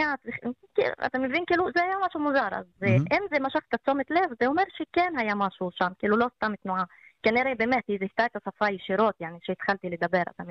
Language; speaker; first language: Hebrew; non-native, local second language; Arabic